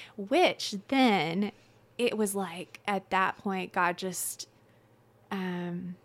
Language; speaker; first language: English; native; English